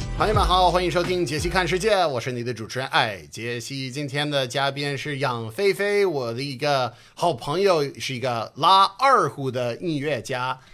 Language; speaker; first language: Chinese; non-native, fluent; English